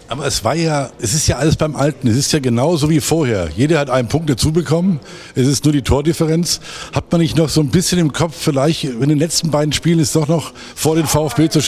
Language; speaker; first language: German; native; German